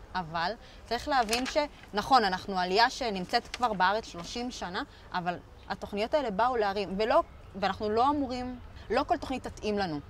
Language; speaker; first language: Hebrew; early bilingual, other home language; Amharic